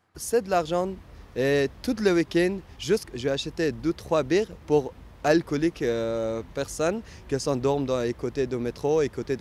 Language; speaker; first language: French; non-native, learner; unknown